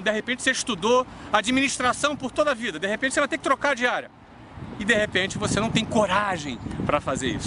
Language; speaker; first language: Portuguese; native; Portuguese